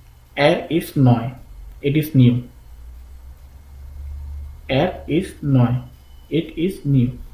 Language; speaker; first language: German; non-native, learner; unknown